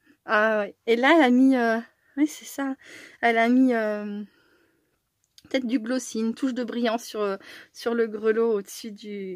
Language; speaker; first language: French; native; French